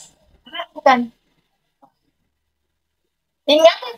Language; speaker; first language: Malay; non-native, learner; Vietnamese